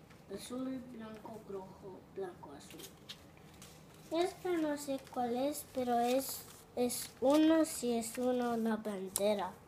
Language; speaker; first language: Spanish; early bilingual, heritage; Spanish